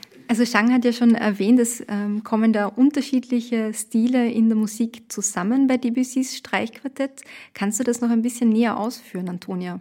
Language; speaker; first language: German; native; German